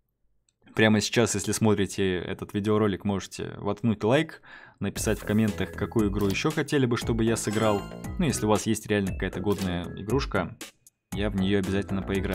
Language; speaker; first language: Russian; native; Russian